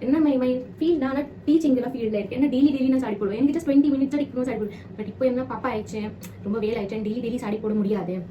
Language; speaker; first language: Tamil; non-native, learner; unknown